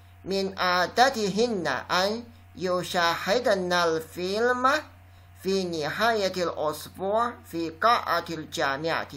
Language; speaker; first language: Arabic; non-native, learner; Chinese